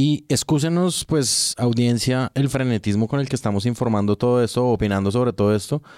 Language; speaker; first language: Spanish; native; Spanish